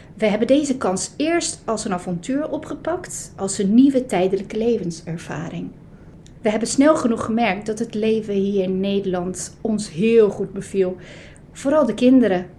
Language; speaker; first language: Dutch; early bilingual, other home language; Italian